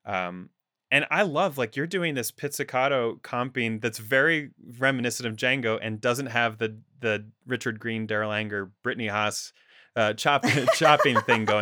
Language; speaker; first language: English; native; English